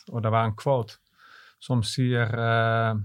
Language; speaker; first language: Swedish; non-native, learner; Dutch